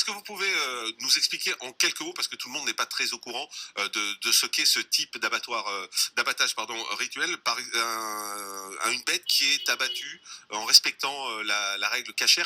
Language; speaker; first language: French; native; French